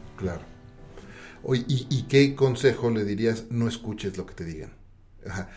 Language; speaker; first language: Spanish; native; Spanish